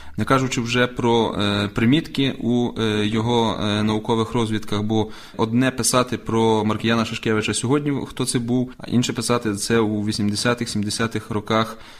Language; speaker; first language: Ukrainian; native; Ukrainian